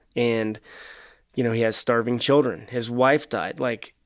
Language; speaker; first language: English; native; English